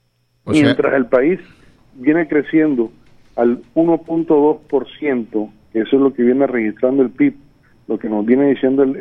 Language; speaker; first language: Spanish; native; Spanish